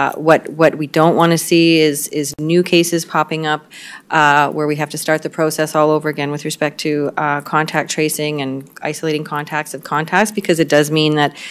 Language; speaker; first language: English; native; English